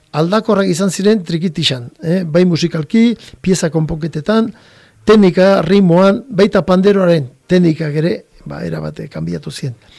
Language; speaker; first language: Basque; native; Basque